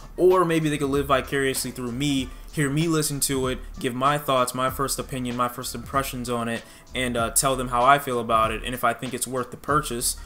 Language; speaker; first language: English; native; English